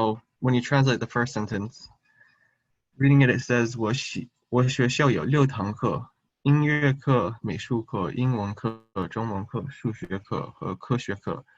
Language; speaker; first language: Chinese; early bilingual, heritage; Chinese